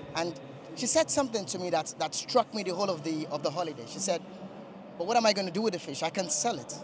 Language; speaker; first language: English; non-native, local second language; Yoruba